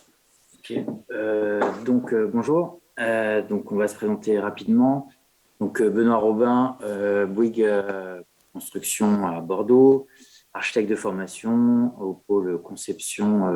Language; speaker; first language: French; native; French